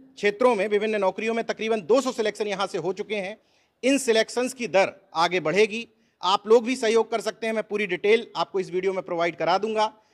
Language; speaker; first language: Hindi; native; Hindi